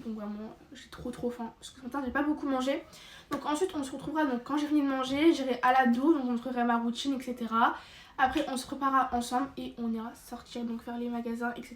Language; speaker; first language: French; native; French